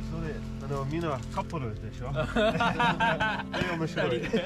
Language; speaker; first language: Japanese; non-native, learner; English